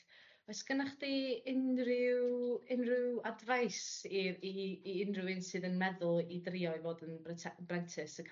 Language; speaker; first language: Welsh; native; Welsh